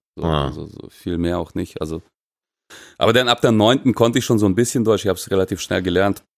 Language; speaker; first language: German; non-native, fluent; Russian